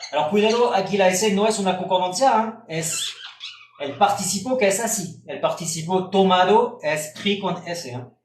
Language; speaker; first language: Spanish; non-native, fluent; French